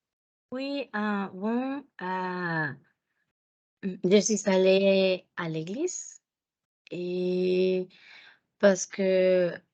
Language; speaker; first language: French; non-native, learner; Spanish